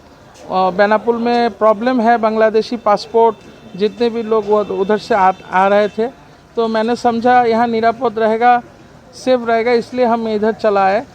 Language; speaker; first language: Hindi; non-native, learner; Bangla